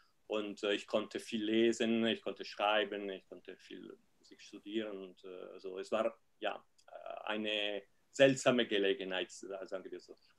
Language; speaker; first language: German; non-native, fluent; Italian